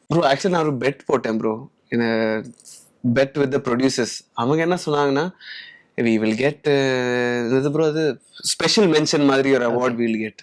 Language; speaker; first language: Tamil; non-native, learner; Malayalam